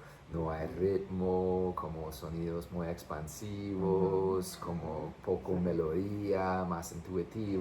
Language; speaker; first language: Spanish; non-native, fluent; English